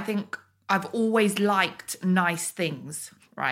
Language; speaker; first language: English; early bilingual, other home language; Bulgarian